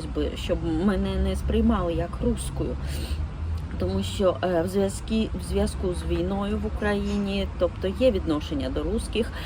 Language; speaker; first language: Ukrainian; non-native, local second language; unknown